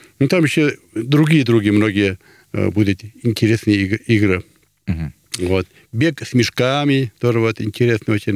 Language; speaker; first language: Russian; non-native, local second language; Tatar